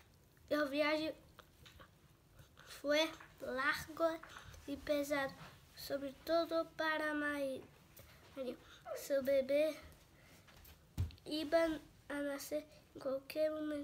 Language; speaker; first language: Spanish; non-native, learner; Portuguese